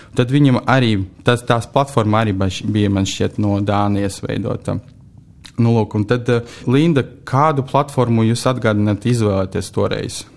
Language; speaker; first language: Latvian; non-native, local second language; Russian